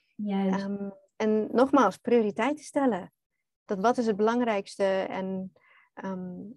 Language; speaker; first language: Dutch; non-native, fluent; English